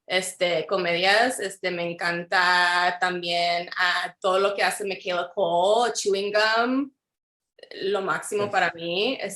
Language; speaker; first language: Spanish; early bilingual, heritage; Spanish